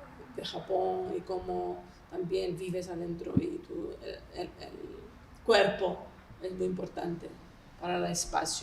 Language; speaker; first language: Spanish; non-native, fluent; Greek